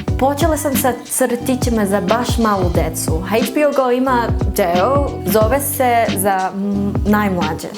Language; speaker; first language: Serbian; non-native, learner; English